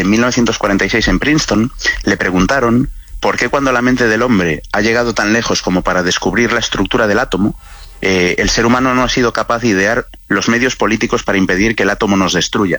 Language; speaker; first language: Spanish; native; Spanish